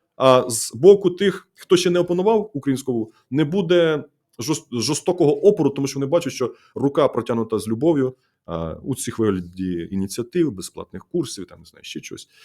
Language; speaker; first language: Ukrainian; native; Ukrainian